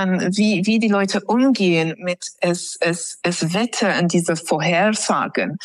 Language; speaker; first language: German; non-native, fluent; English